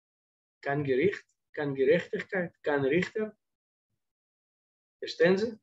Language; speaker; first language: German; non-native, fluent; Russian